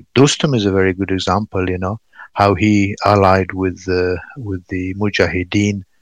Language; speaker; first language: English; non-native, fluent; Pashto